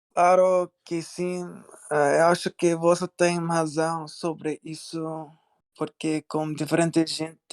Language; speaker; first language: Portuguese; non-native, learner; English